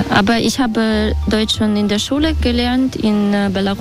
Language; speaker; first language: German; non-native, fluent; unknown